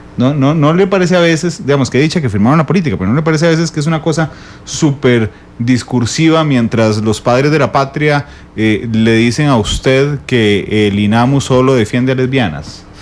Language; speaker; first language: Spanish; native; Spanish